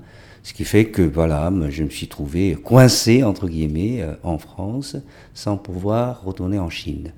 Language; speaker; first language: French; non-native, fluent; Chinese